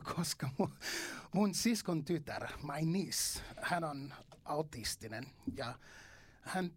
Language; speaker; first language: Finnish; non-native, learner; English